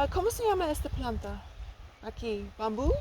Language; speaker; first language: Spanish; non-native, learner; English